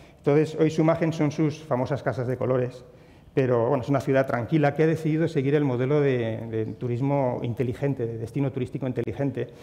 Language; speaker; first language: Spanish; native; Spanish